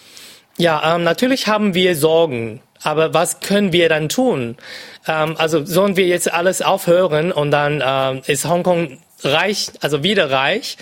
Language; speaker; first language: German; non-native, fluent; Cantonese